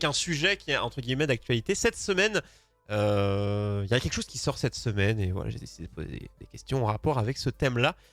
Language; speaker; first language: French; native; French